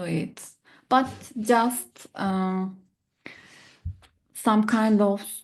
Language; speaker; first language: English; non-native, learner; Turkish